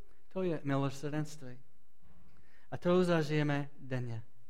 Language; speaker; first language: Czech; non-native, fluent; English